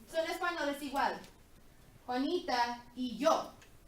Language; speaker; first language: Spanish; non-native, learner; English